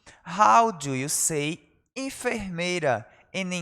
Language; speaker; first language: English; non-native, fluent; Portuguese